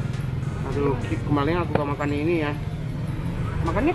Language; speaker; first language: Indonesian; non-native, learner; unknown